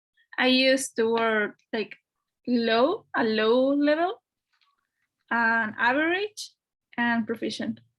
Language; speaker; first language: English; non-native, fluent; Spanish